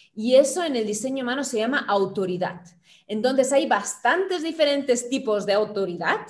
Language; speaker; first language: Spanish; non-native, fluent; German